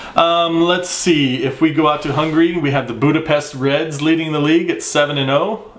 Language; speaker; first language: English; native; English